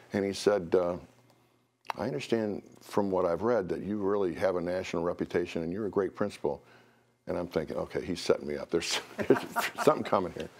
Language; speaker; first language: English; native; English